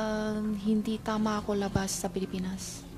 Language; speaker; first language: Filipino; non-native, learner; Chinese